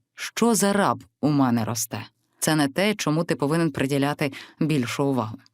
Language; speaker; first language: Ukrainian; native; Ukrainian